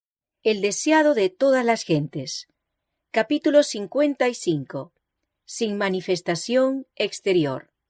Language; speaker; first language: Spanish; native; Spanish